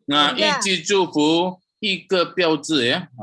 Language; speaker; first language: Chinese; early bilingual, heritage; Chinese